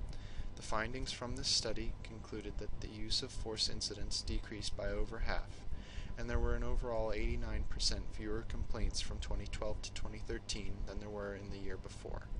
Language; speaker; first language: English; native; English